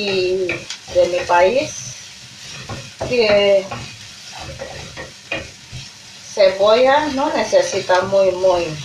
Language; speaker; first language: Spanish; non-native, learner; Indonesian